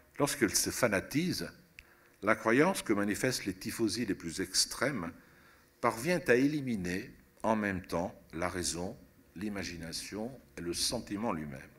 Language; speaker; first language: French; early bilingual, other home language; Italian